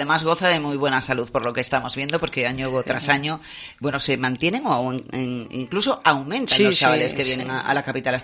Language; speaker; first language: Spanish; native; Spanish